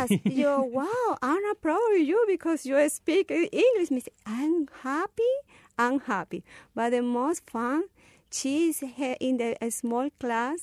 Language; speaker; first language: English; non-native, learner; Spanish